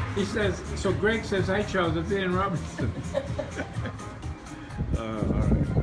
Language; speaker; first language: English; native; English